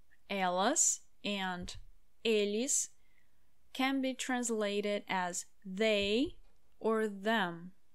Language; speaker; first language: English; non-native, fluent; Portuguese